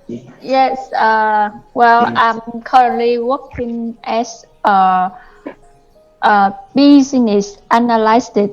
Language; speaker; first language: English; non-native, learner; Vietnamese